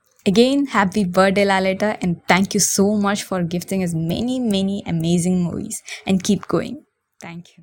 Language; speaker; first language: English; non-native, local second language; Malayalam